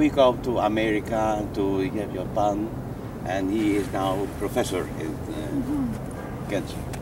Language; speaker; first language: English; non-native, learner; Dutch